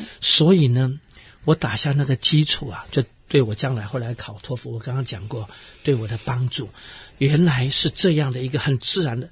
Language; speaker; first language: Chinese; native; Chinese